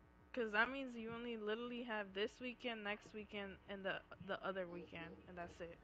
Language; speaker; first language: English; early bilingual, other home language; Spanish